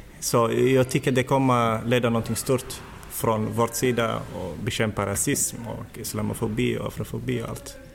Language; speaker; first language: Swedish; non-native, fluent; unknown